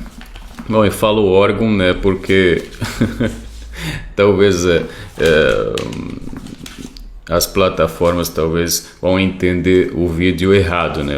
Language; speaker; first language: Portuguese; non-native, fluent; Arabic